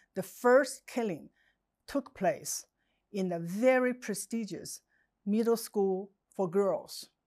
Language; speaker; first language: English; non-native, fluent; Chinese